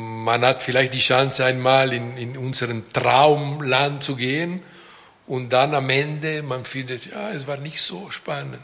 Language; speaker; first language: German; non-native, local second language; Italian